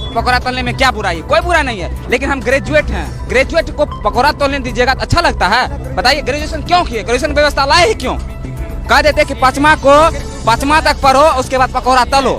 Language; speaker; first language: Hindi; native; Hindi